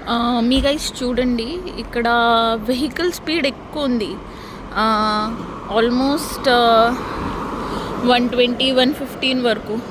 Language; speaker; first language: Telugu; non-native, learner; Marathi